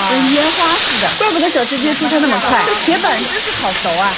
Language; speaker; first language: Chinese; native; Chinese